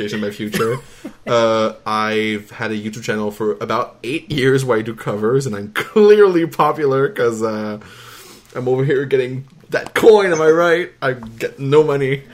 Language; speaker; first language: English; non-native, fluent; French